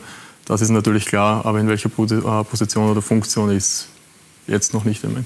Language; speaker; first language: German; native; German